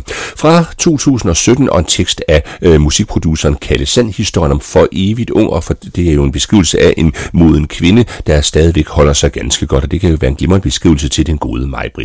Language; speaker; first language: Danish; native; Danish